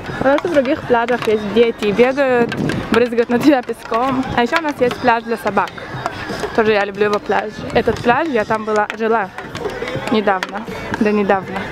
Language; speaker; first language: Russian; early bilingual, heritage; Russian